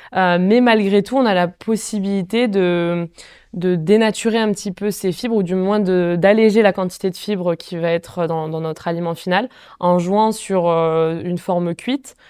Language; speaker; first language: French; native; French